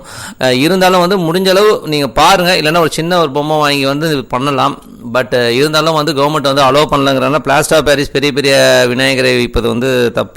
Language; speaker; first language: Tamil; native; Tamil